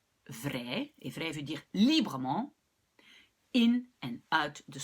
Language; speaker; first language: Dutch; non-native, local second language; French